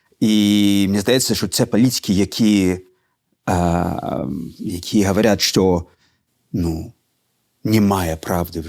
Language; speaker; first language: Ukrainian; non-native, learner; Russian